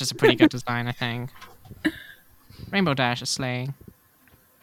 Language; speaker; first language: English; non-native, fluent; German